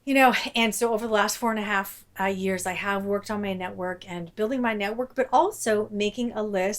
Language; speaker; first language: English; native; English